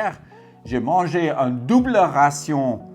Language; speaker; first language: French; non-native, fluent; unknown